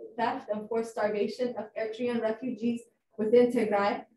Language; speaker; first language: English; non-native, fluent; Amharic